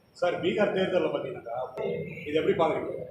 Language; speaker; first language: Tamil; native; Tamil